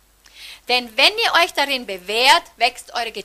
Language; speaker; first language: German; native; German